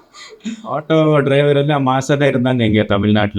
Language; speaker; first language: Tamil; non-native, local second language; Malayalam